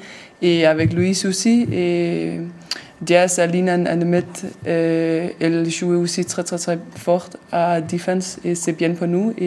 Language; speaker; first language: French; non-native, learner; Danish